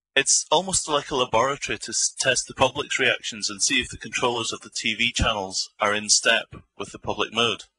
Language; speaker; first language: English; native; English